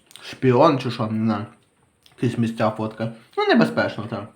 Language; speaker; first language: Ukrainian; native; Ukrainian